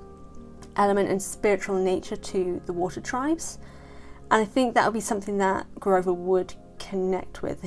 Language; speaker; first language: English; native; English